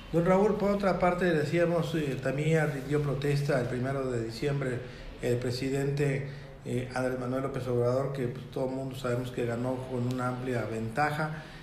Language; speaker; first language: Spanish; native; Spanish